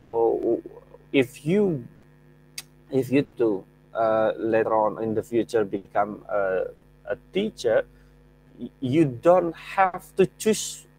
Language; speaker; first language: English; non-native, fluent; Indonesian